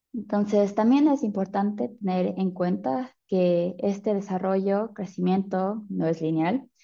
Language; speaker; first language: Spanish; early bilingual, heritage; Spanish